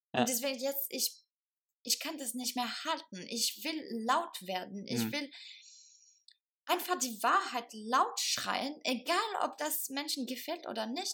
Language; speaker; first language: German; non-native, fluent; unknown